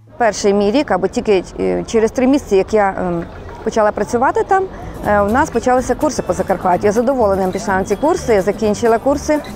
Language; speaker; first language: Ukrainian; native; Ukrainian